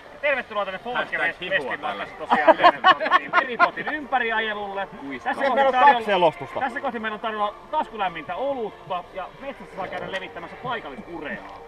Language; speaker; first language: Finnish; native; Finnish